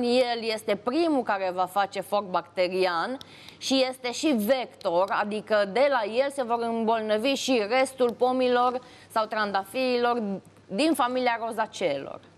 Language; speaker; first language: Romanian; native; Romanian